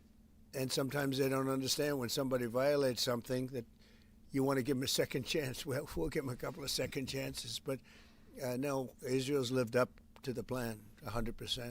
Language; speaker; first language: English; native; English